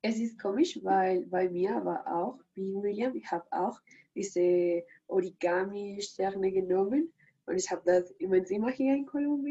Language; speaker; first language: German; non-native, learner; Spanish